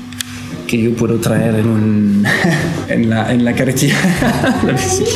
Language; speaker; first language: Spanish; non-native, learner; French